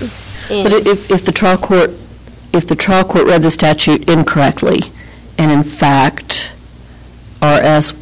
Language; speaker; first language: English; native; English